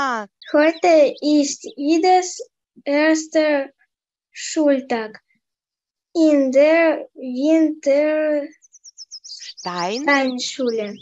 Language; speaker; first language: German; non-native, learner; Russian